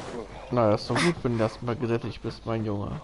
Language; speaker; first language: German; native; German